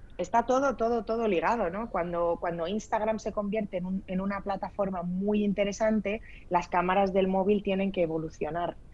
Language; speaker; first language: Spanish; early bilingual, other home language; Arabic